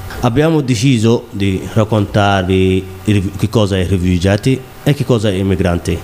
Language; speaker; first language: Italian; non-native, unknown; Somali